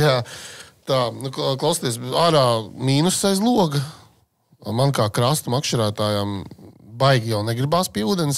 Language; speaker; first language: Latvian; native; Latvian